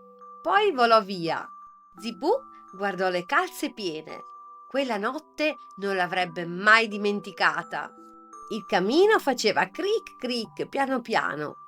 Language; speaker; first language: Italian; native; Italian